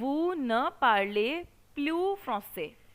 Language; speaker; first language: French; non-native, fluent; Hindi